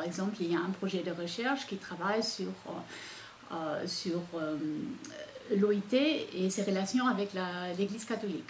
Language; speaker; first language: French; non-native, fluent; German